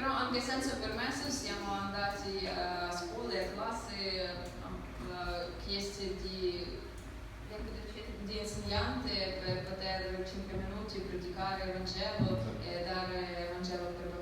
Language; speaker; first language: Italian; non-native, learner; Ukrainian